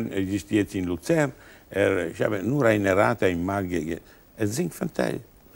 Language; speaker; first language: German; non-native, learner; Italian